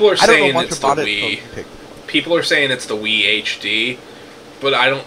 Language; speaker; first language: English; native; English